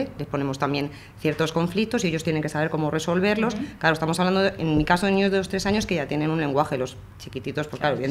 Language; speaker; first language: Spanish; native; Spanish